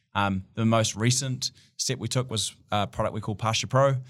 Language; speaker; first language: English; native; English